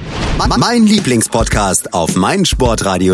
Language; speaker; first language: German; native; German